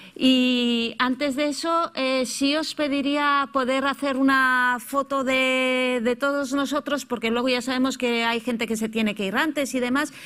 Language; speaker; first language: Spanish; native; Spanish